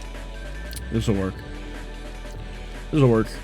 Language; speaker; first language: English; native; English